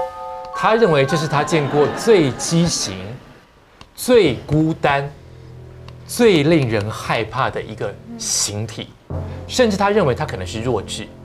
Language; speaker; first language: Chinese; native; Chinese